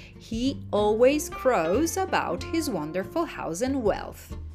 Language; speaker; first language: English; non-native, fluent; Italian